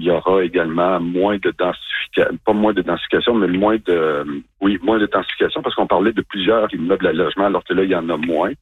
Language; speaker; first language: French; native; French